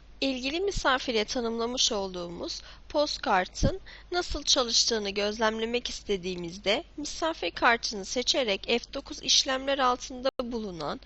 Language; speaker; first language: Turkish; native; Turkish